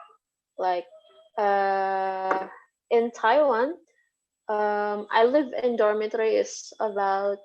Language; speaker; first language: English; non-native, fluent; Indonesian